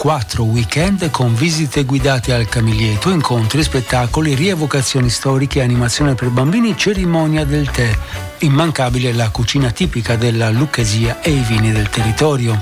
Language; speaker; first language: Italian; native; Italian